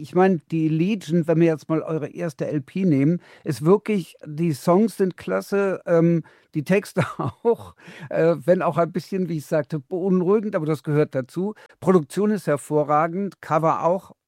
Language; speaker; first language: German; native; German